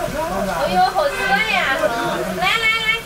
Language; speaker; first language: Chinese; non-native, fluent; Indonesian